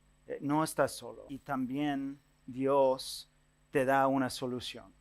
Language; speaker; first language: Spanish; non-native, fluent; English